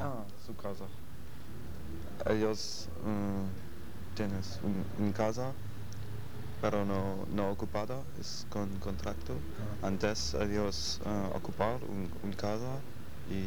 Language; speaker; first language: Spanish; non-native, learner; German